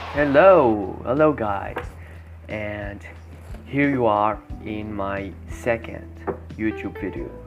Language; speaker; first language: English; non-native, fluent; Arabic